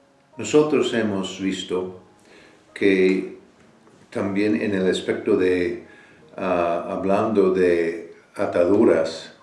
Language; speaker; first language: Spanish; non-native, fluent; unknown